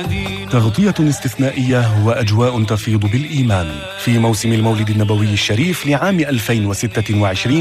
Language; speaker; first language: Arabic; native; Arabic